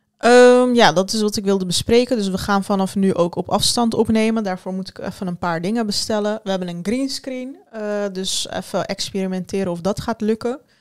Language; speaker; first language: Dutch; early bilingual, other home language; Turkish